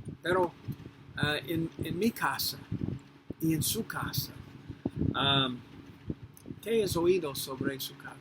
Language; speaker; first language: Spanish; non-native, fluent; English